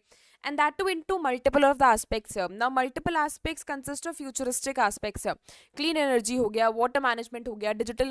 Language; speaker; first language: English; non-native, local second language; Hindi